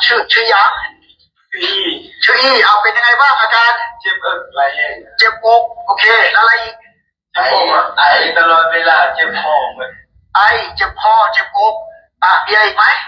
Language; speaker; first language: Thai; native; Thai